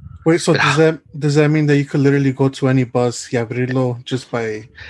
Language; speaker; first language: English; early bilingual, other home language; Spanish